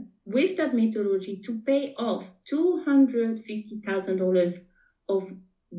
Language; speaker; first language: English; non-native, fluent; French